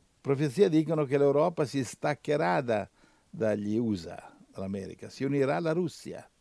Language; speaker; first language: Italian; native; Italian